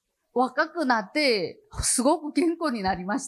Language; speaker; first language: Japanese; non-native, learner; Chinese